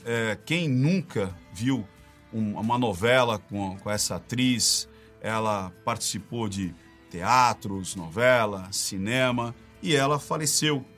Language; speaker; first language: Portuguese; native; Portuguese